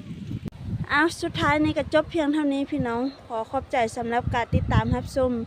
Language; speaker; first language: Thai; non-native, local second language; Lao